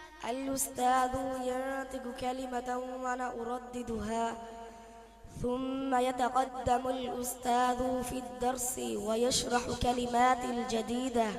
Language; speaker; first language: Arabic; non-native, learner; Urdu